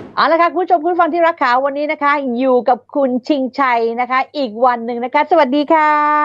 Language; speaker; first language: Thai; native; Thai